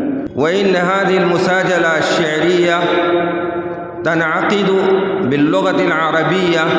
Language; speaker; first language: Arabic; non-native, fluent; Urdu